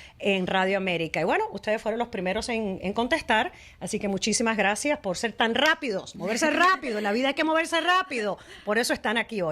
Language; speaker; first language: Spanish; native; Spanish